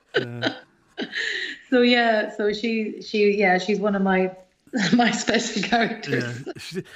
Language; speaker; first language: English; native; English